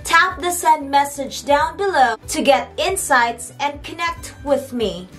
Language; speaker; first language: English; non-native, local second language; Cebuano